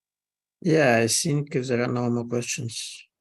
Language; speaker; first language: English; non-native, fluent; Russian